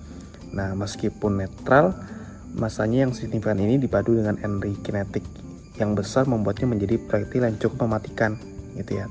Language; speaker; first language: Indonesian; native; Indonesian